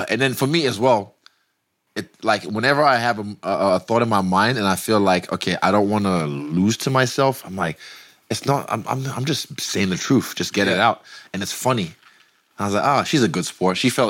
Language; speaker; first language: English; non-native, local second language; Yoruba